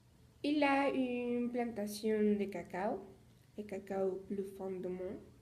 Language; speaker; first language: French; non-native, learner; Spanish